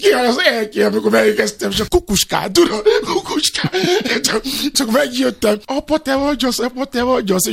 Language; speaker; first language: Hungarian; non-native, learner; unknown